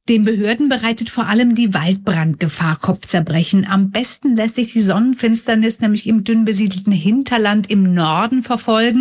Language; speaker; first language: German; native; German